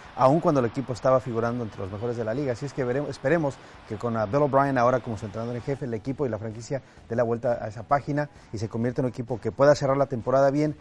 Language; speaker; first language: Spanish; native; Spanish